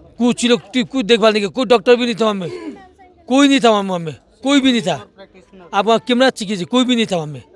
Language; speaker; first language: Hindi; non-native, local second language; Nepali